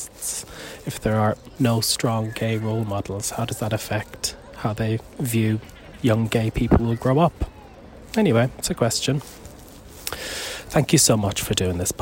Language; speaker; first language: English; native; English